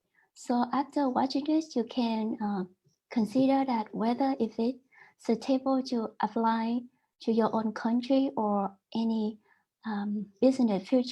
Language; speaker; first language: English; non-native, learner; Vietnamese